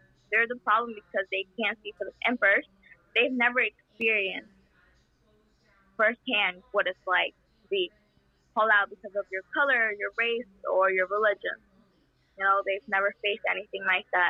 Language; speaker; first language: English; non-native, fluent; Spanish